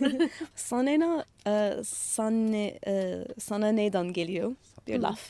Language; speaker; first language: Turkish; non-native, fluent; English